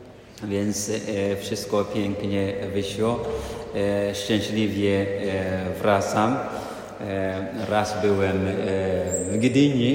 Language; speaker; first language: Polish; non-native, fluent; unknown